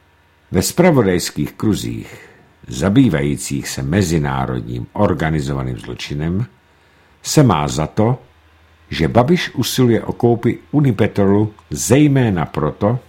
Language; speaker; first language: Czech; native; Czech